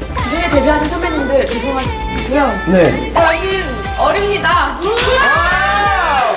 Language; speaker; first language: Korean; early bilingual, heritage; Korean